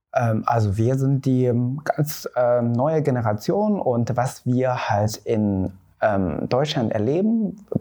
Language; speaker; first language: German; non-native, fluent; Chinese